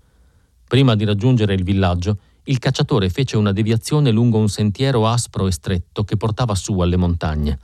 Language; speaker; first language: Italian; native; Italian